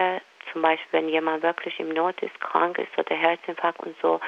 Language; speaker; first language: German; non-native, fluent; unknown